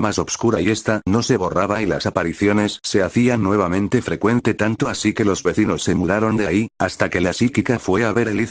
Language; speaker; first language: Spanish; native; Spanish